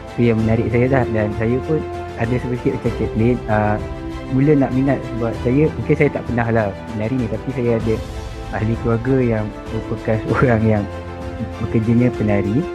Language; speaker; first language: Malay; native; Malay